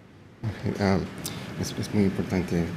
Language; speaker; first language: Spanish; early bilingual, heritage; English